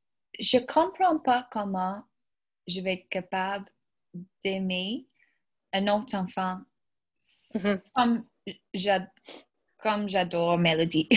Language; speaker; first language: French; non-native, learner; English